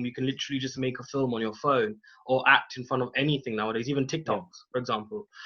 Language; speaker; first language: English; non-native, local second language; Hindi